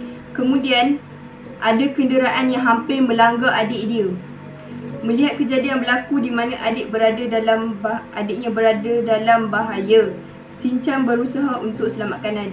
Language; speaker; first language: Malay; native; Malay